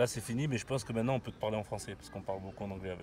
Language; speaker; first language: French; native; French